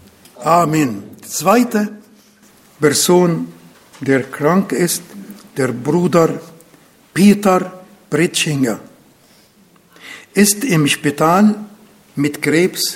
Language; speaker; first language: German; non-native, fluent; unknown